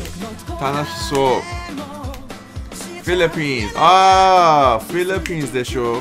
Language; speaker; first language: Japanese; non-native, learner; English